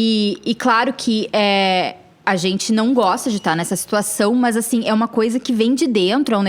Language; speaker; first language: Portuguese; native; Portuguese